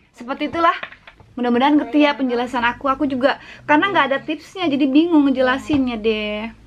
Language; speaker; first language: Indonesian; native; Indonesian